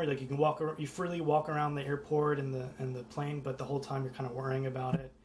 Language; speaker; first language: English; native; English